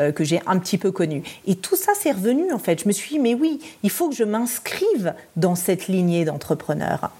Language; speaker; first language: French; native; French